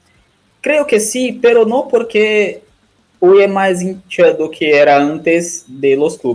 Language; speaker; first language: Spanish; non-native, learner; Portuguese